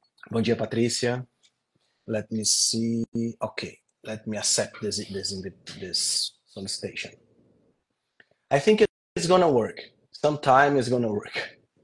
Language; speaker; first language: English; non-native, fluent; Portuguese